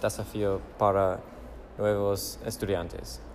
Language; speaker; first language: Spanish; non-native, learner; English